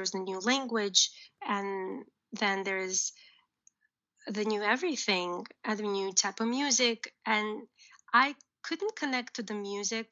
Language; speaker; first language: English; early bilingual, other home language; Uzbek